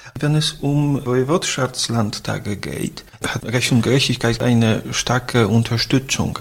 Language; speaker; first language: German; non-native, fluent; Polish